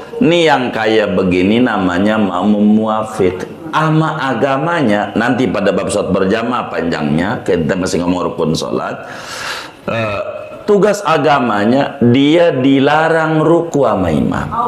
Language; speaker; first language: Indonesian; native; Indonesian